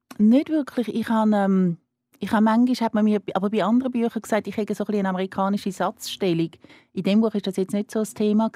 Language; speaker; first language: German; native; German